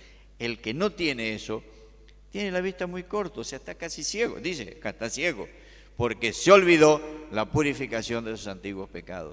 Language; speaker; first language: Spanish; native; Spanish